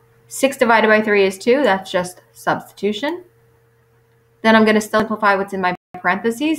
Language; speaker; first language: English; native; English